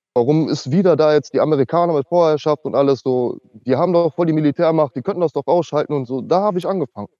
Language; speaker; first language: German; native; German